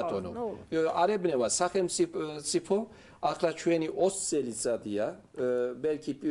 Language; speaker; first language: Georgian; early bilingual, heritage; Turkish